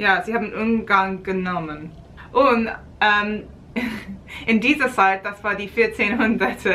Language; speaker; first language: German; non-native, learner; English